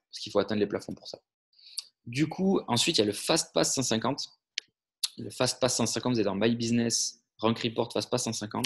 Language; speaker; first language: French; native; French